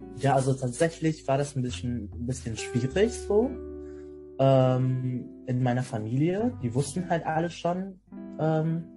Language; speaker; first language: German; non-native, fluent; Indonesian